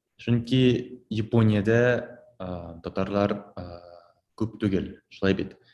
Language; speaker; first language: Tatar; non-native, fluent; Japanese